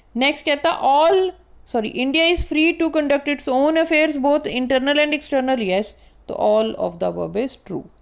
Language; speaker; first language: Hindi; non-native, local second language; Punjabi